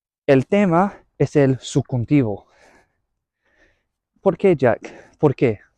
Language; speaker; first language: Spanish; non-native, learner; English